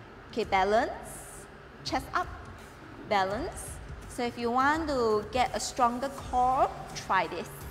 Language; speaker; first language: English; non-native, local second language; Chinese